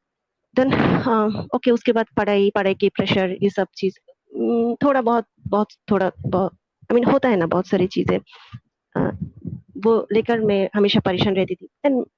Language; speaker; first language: Hindi; non-native, fluent; Bangla